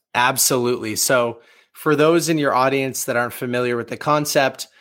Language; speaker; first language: English; native; English